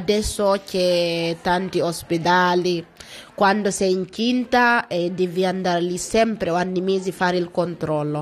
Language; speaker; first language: Italian; non-native, learner; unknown